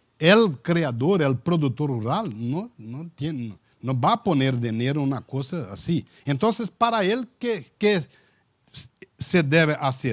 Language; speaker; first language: Spanish; non-native, learner; Portuguese